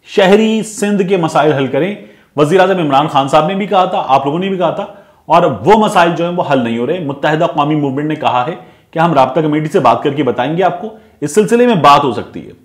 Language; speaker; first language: Urdu; native; Urdu